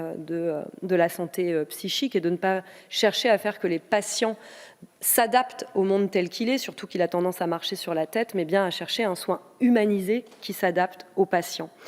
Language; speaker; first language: French; native; French